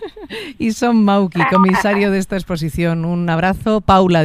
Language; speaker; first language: Spanish; native; Spanish